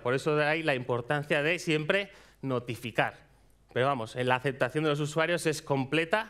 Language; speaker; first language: Spanish; native; Spanish